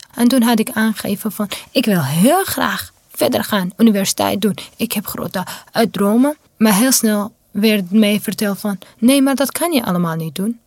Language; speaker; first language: Dutch; non-native, fluent; Kurdish